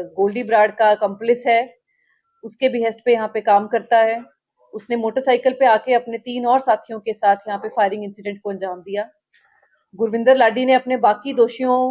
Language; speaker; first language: Hindi; non-native, local second language; Punjabi